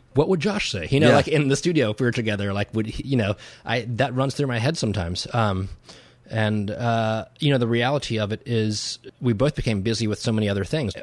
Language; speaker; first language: English; native; English